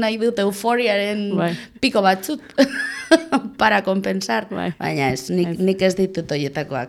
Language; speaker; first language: Basque; non-native, local second language; Spanish